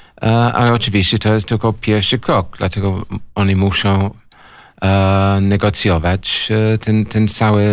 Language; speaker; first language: Polish; non-native, learner; English